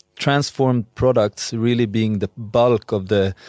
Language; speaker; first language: English; non-native, fluent; Swedish